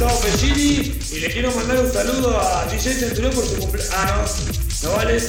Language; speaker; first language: Spanish; native; Spanish